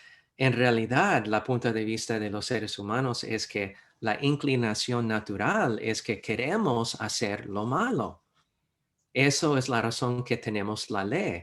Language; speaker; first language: Spanish; non-native, fluent; English